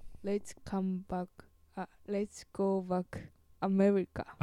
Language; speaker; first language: English; non-native, learner; Japanese